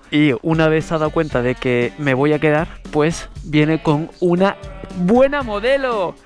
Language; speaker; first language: Spanish; native; Spanish